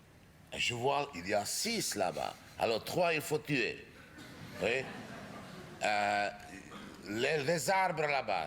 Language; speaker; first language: French; non-native, fluent; Czech